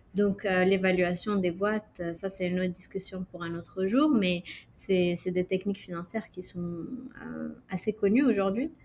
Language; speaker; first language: French; non-native, local second language; Arabic